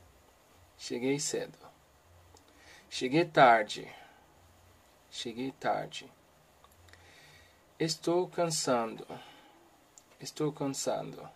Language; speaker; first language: Portuguese; non-native, learner; Haitian Creole